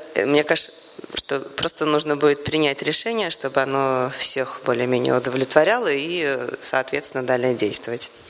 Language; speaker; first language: Russian; native; Russian